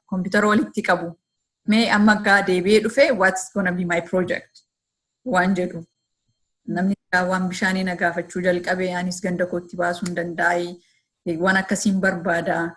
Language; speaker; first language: Oromo; early bilingual, heritage; Oromo